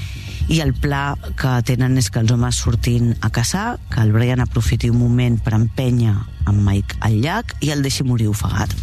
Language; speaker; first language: Catalan; native; Catalan